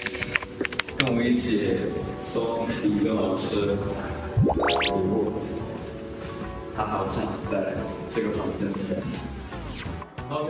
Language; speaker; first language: Chinese; non-native, fluent; Japanese